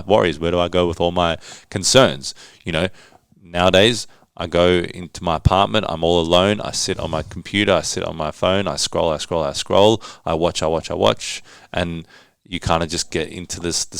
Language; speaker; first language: English; native; English